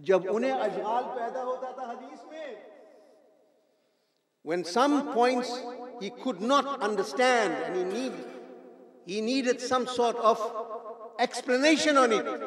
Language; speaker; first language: English; non-native, local second language; Urdu